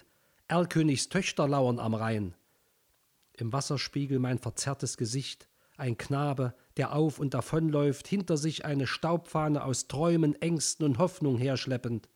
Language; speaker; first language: German; native; German